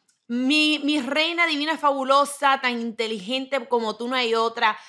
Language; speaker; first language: Spanish; early bilingual, heritage; Spanish